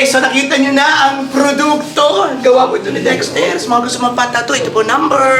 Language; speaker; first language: Filipino; native; Filipino